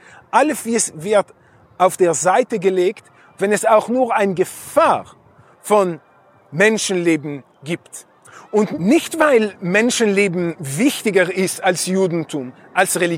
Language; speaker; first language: German; non-native, fluent; Hebrew